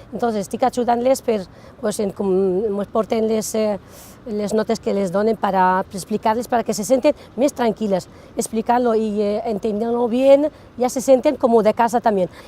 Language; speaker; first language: Catalan; non-native, fluent; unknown